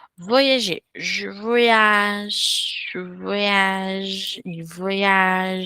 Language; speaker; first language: French; non-native, fluent; Portuguese